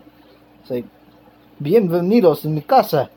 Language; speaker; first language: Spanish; non-native, learner; English